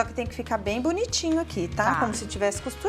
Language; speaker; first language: Portuguese; native; Portuguese